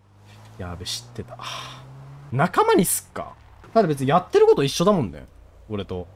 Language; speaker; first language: Japanese; native; Japanese